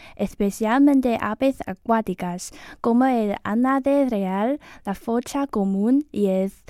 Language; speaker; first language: Spanish; non-native, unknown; Chinese